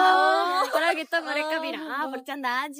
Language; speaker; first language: Indonesian; non-native, fluent; Japanese